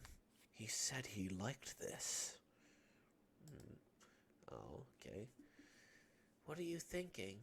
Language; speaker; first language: English; native; English